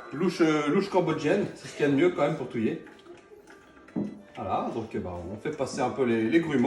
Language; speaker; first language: French; native; French